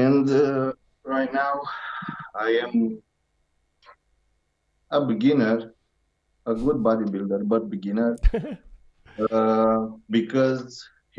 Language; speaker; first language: English; non-native, learner; Romanian